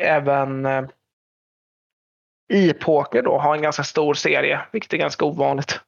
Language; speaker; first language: Swedish; native; Swedish